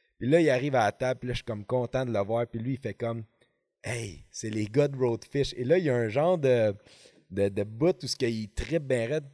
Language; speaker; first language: French; native; French